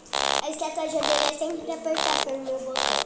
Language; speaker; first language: Portuguese; native; Portuguese